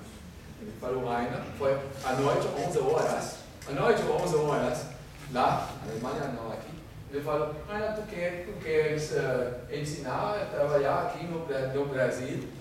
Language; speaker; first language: Portuguese; non-native, fluent; German